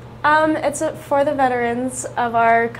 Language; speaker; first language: English; native; English